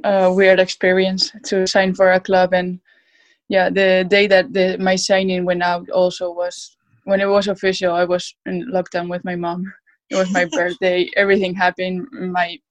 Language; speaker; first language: English; non-native, fluent; Spanish